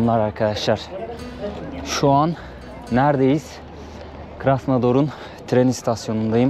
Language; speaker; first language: Turkish; native; Turkish